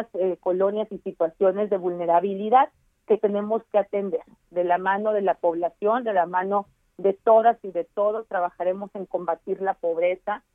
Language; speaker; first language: Spanish; native; Spanish